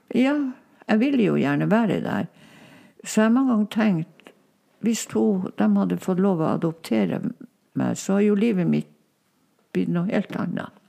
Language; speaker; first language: Norwegian; non-native, local second language; Northern Sami